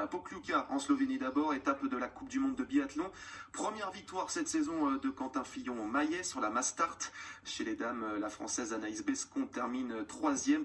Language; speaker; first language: French; native; French